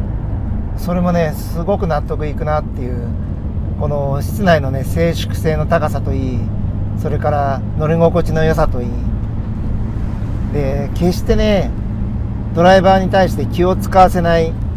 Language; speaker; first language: Japanese; native; Japanese